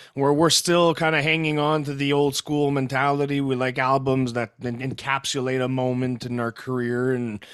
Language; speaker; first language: English; non-native, fluent; French